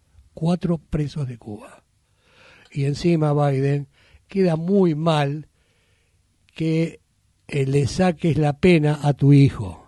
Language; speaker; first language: Spanish; native; Spanish